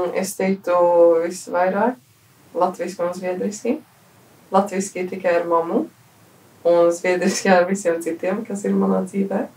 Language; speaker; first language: Latvian; early bilingual, heritage; Latvian